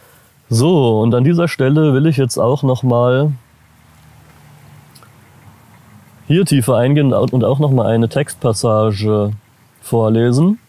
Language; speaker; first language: German; native; German